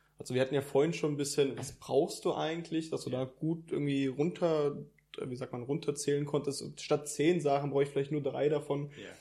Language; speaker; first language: German; early bilingual, other home language; Italian